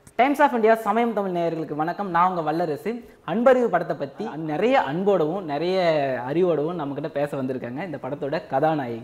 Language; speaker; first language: Tamil; native; Tamil